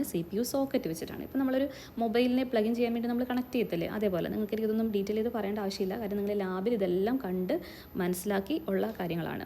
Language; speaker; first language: Malayalam; native; Malayalam